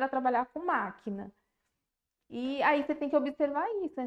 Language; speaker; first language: Portuguese; native; Portuguese